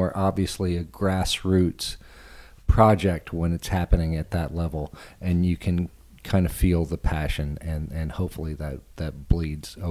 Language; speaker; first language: English; native; English